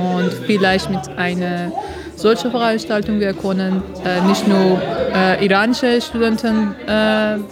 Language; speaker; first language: German; non-native, learner; Persian